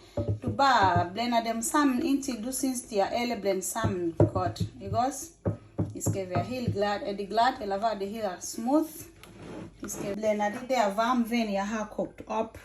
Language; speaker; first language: Danish; non-native, fluent; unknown